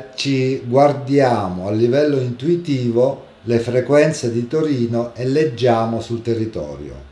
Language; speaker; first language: Italian; native; Italian